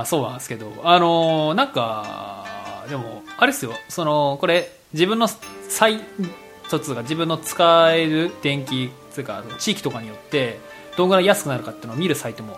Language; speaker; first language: Japanese; native; Japanese